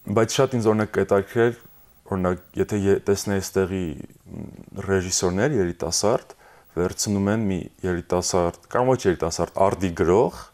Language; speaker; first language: Armenian; early bilingual, heritage; Armenian